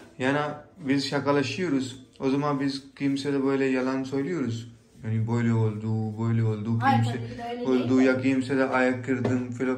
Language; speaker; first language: Turkish; non-native, learner; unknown